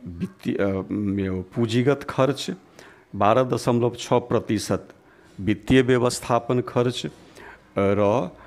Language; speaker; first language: Nepali; non-native, local second language; Bhojpuri